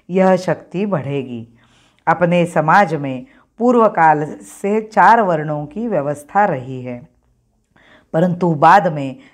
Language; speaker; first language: Hindi; non-native, local second language; Marathi